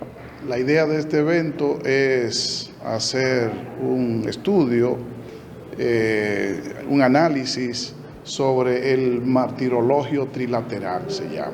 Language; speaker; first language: Spanish; native; Spanish